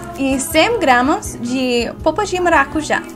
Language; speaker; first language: Portuguese; non-native, learner; English